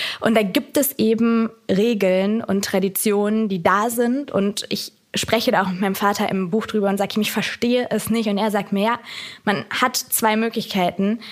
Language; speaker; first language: German; native; German